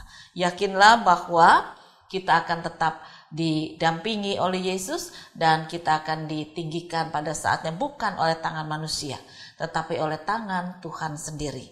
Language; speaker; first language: Indonesian; native; Indonesian